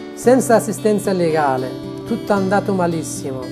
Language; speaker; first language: Italian; non-native, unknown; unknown